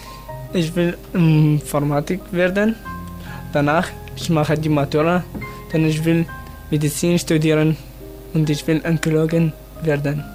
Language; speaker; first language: German; non-native, learner; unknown